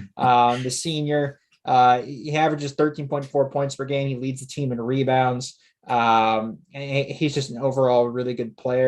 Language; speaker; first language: English; native; English